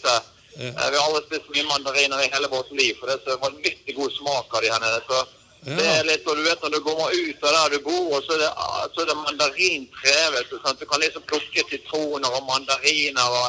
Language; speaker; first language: Norwegian; native; Norwegian